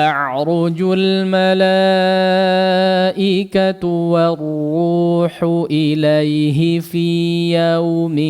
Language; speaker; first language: Arabic; non-native, fluent; Indonesian